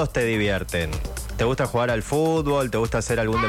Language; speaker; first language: Spanish; native; Spanish